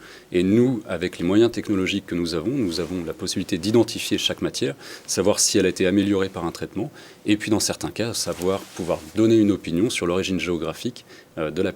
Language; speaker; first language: French; native; French